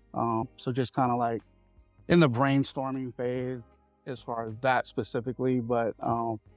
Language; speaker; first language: English; native; English